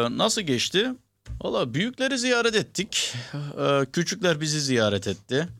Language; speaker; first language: Turkish; early bilingual, heritage; Turkish